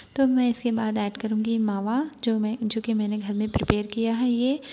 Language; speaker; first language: Hindi; non-native, local second language; Urdu